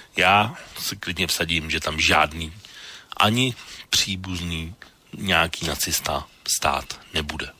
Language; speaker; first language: Czech; native; Czech